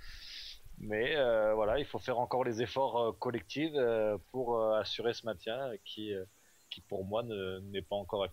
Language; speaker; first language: French; native; French